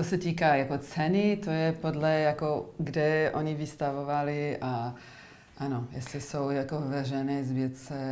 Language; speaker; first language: Czech; non-native, learner; English